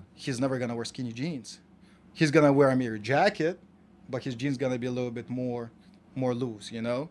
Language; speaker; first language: English; non-native, fluent; Kazakh